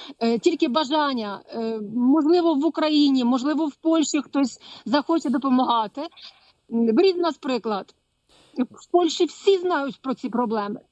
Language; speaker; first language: Ukrainian; non-native, fluent; Polish